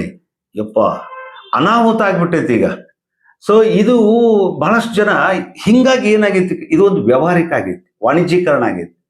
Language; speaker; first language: Kannada; native; Kannada